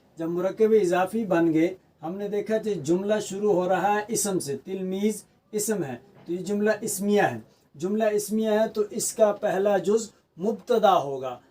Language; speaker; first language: Urdu; native; Urdu